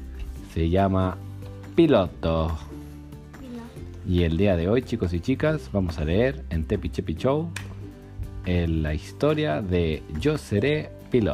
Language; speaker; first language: Spanish; native; Spanish